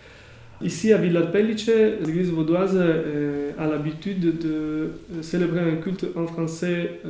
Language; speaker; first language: French; non-native, local second language; Italian